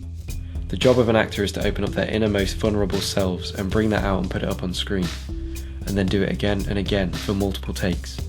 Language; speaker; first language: English; native; English